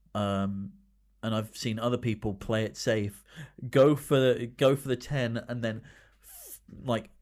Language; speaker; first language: English; native; English